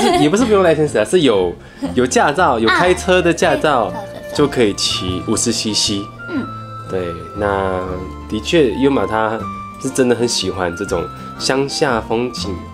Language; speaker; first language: Chinese; native; Chinese